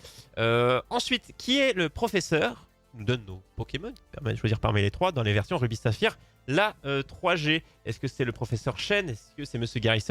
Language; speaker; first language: French; native; French